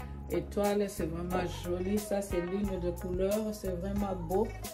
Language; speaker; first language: French; non-native, local second language; Swahili